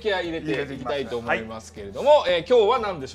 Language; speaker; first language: Japanese; native; Japanese